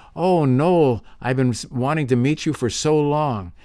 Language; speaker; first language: English; native; English